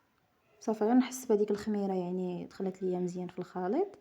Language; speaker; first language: Arabic; native; Arabic